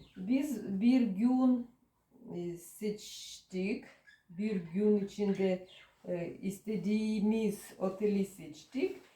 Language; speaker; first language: Turkish; non-native, learner; Russian